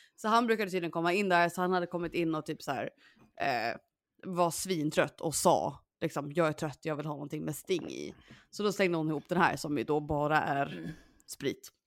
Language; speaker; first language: Swedish; native; Swedish